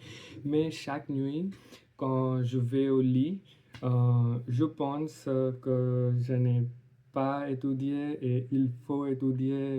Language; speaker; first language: French; non-native, learner; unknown